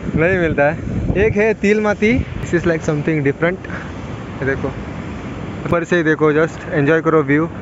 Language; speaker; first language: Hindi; non-native, local second language; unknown